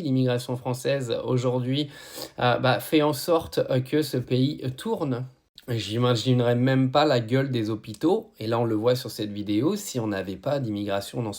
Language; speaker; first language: French; native; French